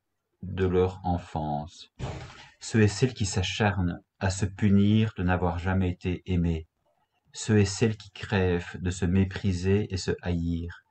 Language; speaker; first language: French; native; French